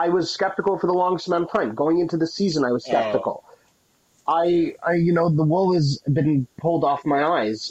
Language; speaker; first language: English; native; English